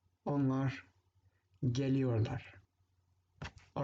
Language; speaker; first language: Turkish; non-native, fluent; English